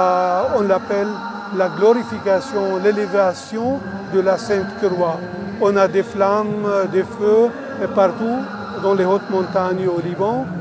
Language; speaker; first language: French; non-native, local second language; Arabic